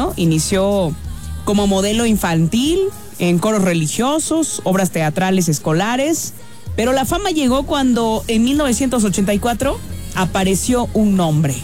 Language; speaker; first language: Spanish; native; Spanish